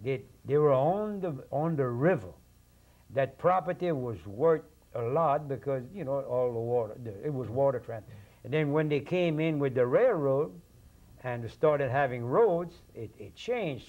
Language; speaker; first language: English; non-native, local second language; French